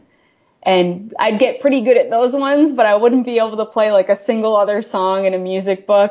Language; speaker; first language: English; native; English